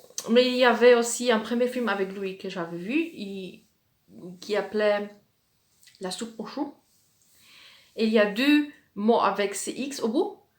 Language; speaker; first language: French; non-native, fluent; Polish